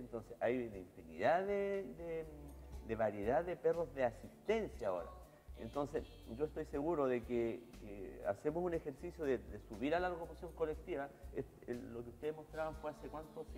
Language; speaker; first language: Spanish; native; Spanish